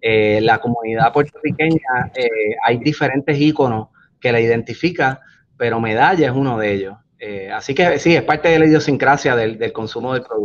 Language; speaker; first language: Spanish; native; Spanish